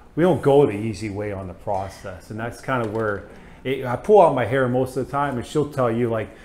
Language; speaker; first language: English; native; English